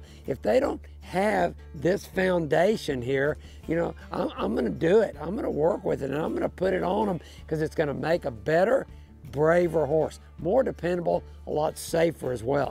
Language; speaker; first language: English; native; English